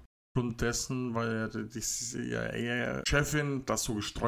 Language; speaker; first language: German; native; German